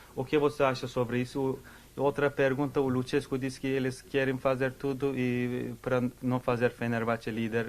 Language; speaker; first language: Portuguese; non-native, fluent; Turkish